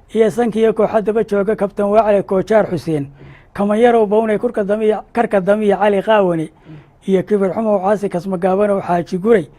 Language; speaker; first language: Somali; native; Somali